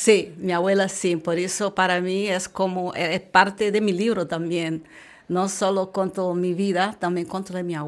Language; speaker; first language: Spanish; non-native, fluent; Portuguese